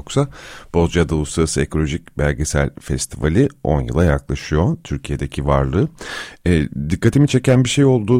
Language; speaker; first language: Turkish; native; Turkish